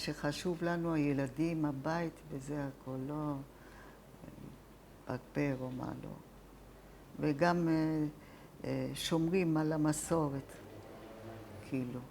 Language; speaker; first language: Hebrew; non-native, fluent; Italian